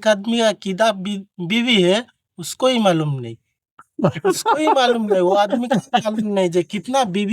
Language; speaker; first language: Hindi; non-native, learner; Bangla